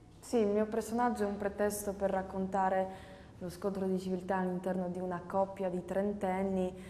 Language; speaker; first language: Italian; non-native, fluent; Polish